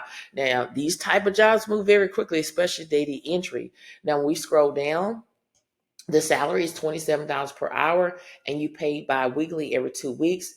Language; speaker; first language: English; native; English